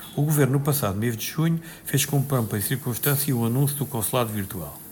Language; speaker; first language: Portuguese; native; Portuguese